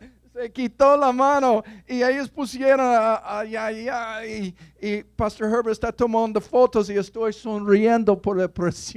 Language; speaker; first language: Spanish; non-native, fluent; English